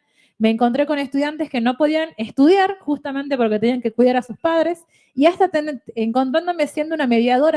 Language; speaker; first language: Spanish; native; Spanish